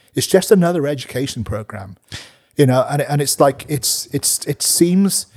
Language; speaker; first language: English; native; English